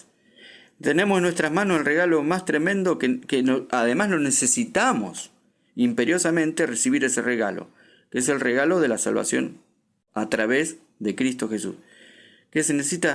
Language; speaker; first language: Spanish; native; Spanish